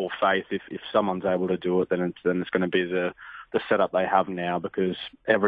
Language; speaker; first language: English; native; English